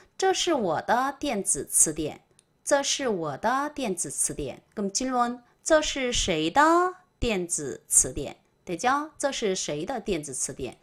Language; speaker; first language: Chinese; non-native, fluent; Korean